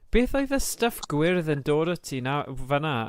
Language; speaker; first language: Welsh; native; Welsh